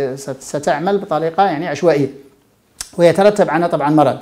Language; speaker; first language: Arabic; native; Arabic